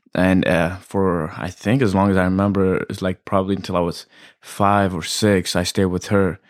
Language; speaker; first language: English; early bilingual, other home language; Amharic